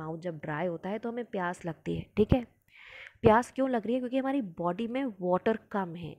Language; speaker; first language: Hindi; native; Hindi